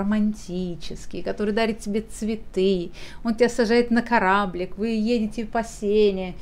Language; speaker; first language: Russian; native; Russian